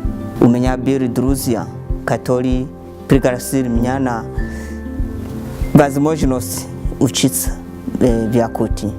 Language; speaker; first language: Russian; non-native, learner; Rundi